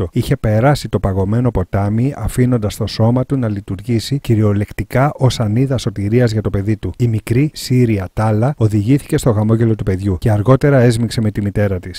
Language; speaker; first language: Greek; native; Greek